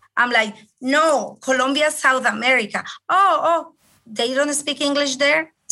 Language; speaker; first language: English; non-native, fluent; Spanish